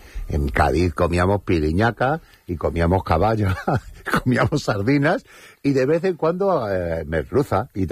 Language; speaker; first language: Spanish; native; Spanish